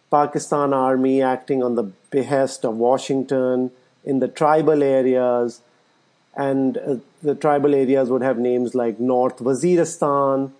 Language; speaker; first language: English; non-native, local second language; Urdu